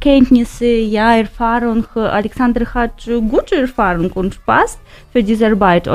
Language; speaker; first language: German; non-native, learner; Ukrainian